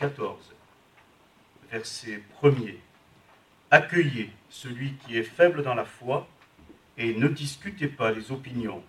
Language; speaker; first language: French; native; French